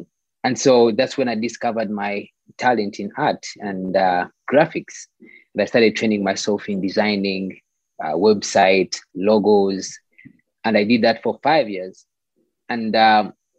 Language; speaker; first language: English; non-native, local second language; Ganda